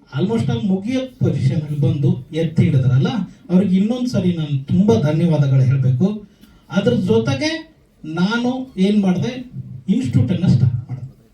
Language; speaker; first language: Kannada; native; Kannada